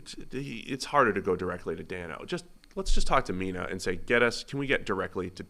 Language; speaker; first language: English; native; English